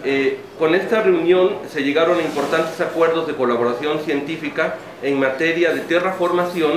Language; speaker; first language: Spanish; native; Spanish